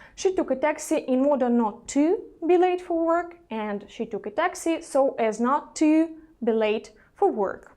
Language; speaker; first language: English; non-native, fluent; Russian